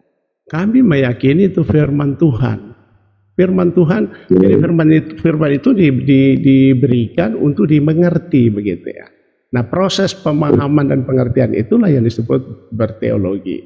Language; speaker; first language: Indonesian; native; Indonesian